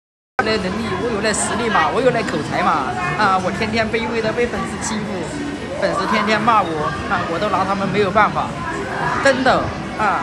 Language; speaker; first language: Chinese; native; Chinese